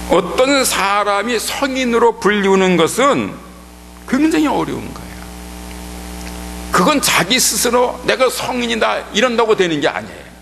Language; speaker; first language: Korean; native; Korean